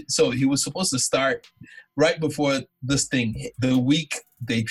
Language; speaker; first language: English; non-native, local second language; Yoruba